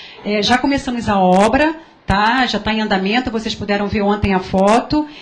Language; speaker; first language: Portuguese; native; Portuguese